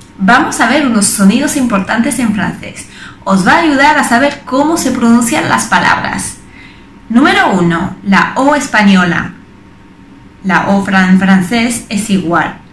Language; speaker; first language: Spanish; non-native, fluent; French